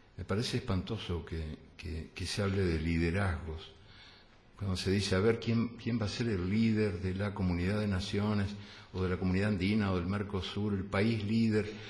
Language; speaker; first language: Spanish; native; Spanish